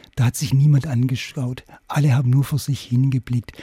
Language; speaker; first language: German; native; German